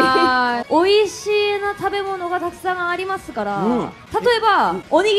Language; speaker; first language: Japanese; non-native, learner; Korean